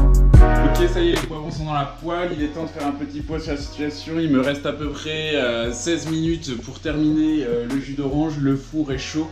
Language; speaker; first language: French; native; French